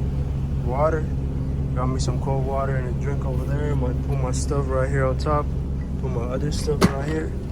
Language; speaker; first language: English; native; English